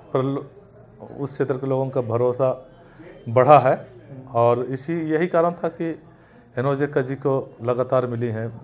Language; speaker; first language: Hindi; native; Hindi